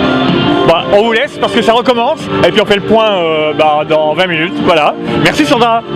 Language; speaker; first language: French; native; French